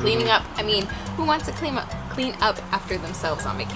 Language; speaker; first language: English; native; English